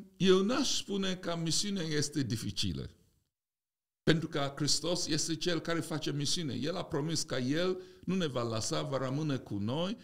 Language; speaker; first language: Romanian; non-native, fluent; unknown